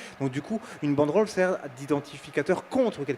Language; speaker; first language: French; native; French